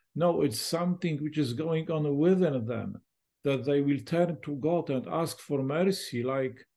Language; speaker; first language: English; non-native, fluent; Polish